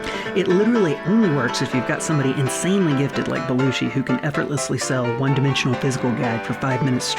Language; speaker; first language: English; native; English